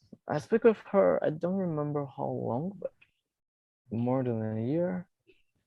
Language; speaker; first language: English; non-native, fluent; Portuguese